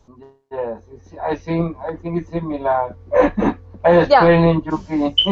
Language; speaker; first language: English; non-native, learner; Spanish